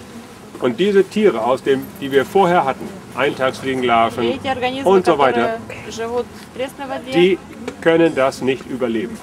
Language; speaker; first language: German; native; German